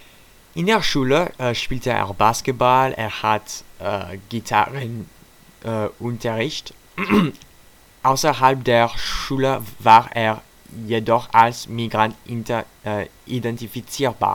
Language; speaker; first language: German; non-native, learner; French